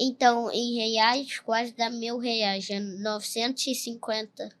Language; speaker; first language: Portuguese; early bilingual, heritage; Portuguese